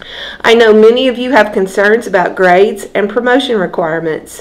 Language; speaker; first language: English; native; English